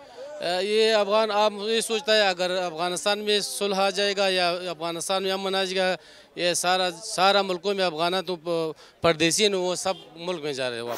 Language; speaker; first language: Hindi; early bilingual, other home language; Pashto